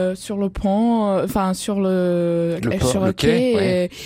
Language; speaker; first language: French; non-native, fluent; English